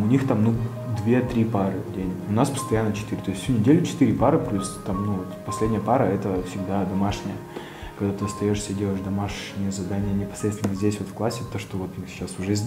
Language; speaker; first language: Russian; native; Russian